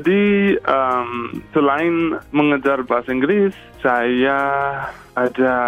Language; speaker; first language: Indonesian; non-native, fluent; English